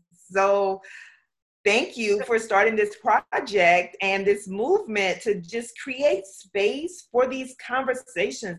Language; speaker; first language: English; native; English